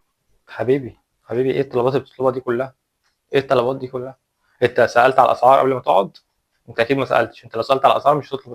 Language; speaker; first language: Arabic; native; Arabic